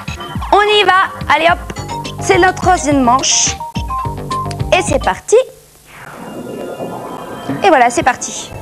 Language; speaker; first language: French; native; French